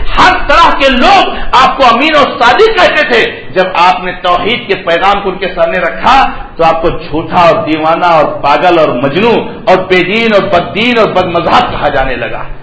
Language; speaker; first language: Urdu; native; Urdu